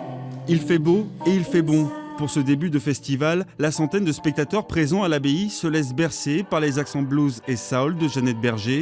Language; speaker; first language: French; native; French